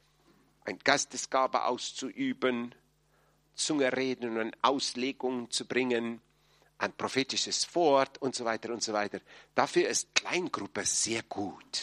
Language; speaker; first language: German; non-native, fluent; English